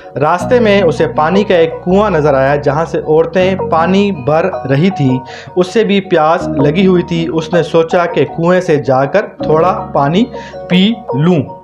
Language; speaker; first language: Urdu; native; Urdu